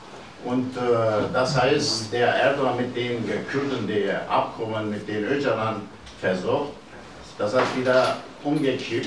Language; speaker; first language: German; non-native, learner; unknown